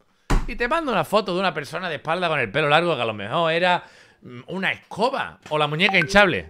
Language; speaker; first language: Spanish; native; Spanish